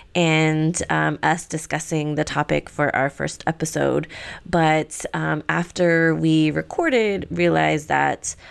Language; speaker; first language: English; early bilingual, other home language; Spanish